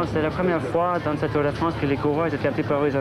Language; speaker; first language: French; non-native, fluent; English